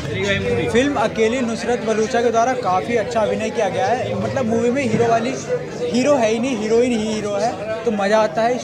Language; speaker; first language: Hindi; native; Hindi